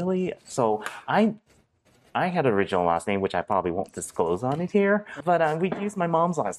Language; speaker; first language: English; early bilingual, other home language; Cantonese